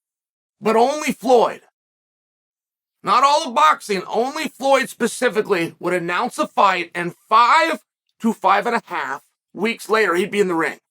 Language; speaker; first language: English; native; English